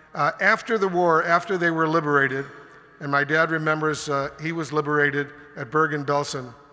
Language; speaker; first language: English; native; English